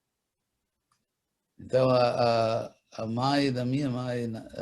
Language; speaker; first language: Portuguese; non-native, fluent; English